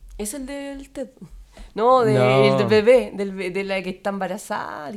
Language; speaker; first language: Spanish; native; Spanish